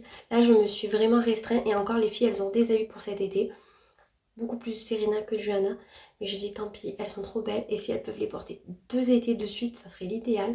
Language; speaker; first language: French; native; French